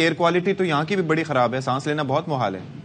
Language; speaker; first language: Urdu; native; Urdu